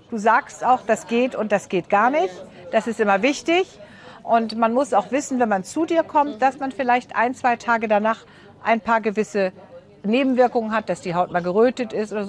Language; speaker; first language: German; native; German